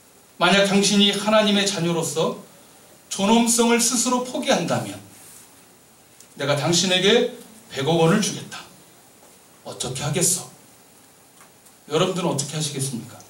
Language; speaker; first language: Korean; native; Korean